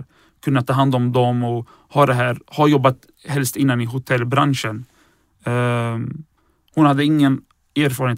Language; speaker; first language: Swedish; early bilingual, other home language; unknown